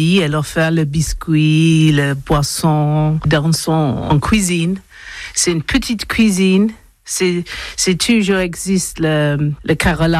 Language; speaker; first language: French; non-native, learner; English